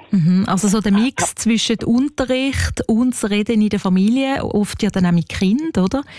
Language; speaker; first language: German; native; German